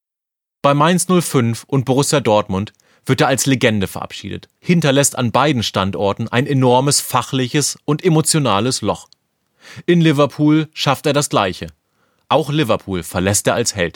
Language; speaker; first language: German; native; German